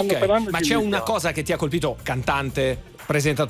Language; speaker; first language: Italian; native; Italian